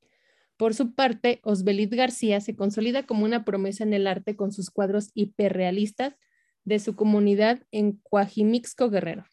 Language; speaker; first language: Spanish; native; Spanish